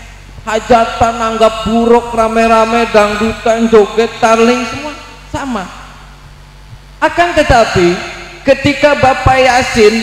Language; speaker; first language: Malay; non-native, local second language; Javanese